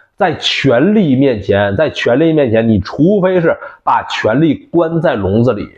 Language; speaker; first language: Chinese; native; Chinese